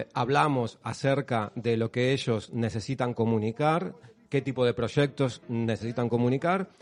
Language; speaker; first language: Spanish; native; Spanish